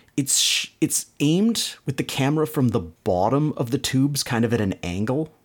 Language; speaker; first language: English; native; English